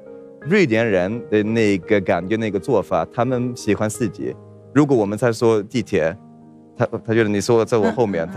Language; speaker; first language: Chinese; non-native, fluent; Swedish